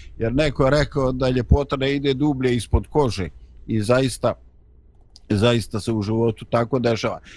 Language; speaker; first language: Bosnian; native; Bosnian